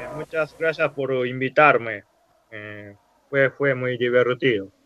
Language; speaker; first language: Spanish; non-native, learner; Japanese